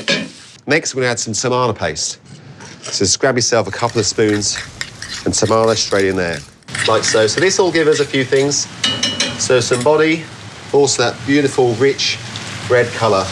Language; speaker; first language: English; native; English